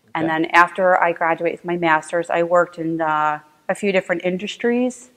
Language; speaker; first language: English; native; English